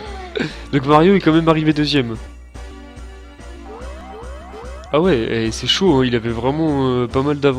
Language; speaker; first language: French; native; French